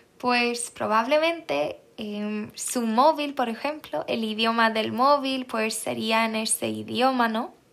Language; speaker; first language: Spanish; non-native, fluent; Swedish